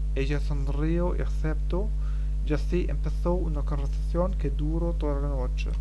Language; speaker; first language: Spanish; non-native, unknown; German